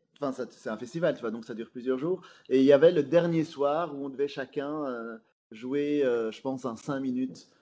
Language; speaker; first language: French; native; French